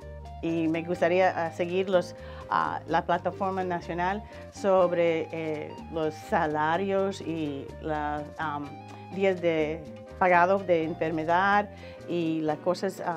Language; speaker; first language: Spanish; non-native, learner; English